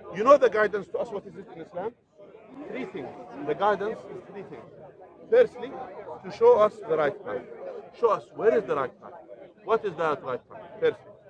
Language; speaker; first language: English; non-native, fluent; Arabic